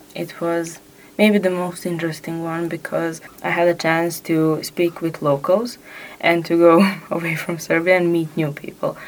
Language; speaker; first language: English; non-native, fluent; Serbian